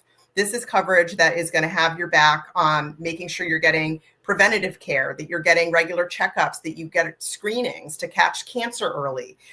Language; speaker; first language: English; native; English